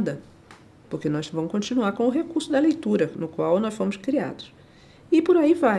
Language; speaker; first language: Portuguese; native; Portuguese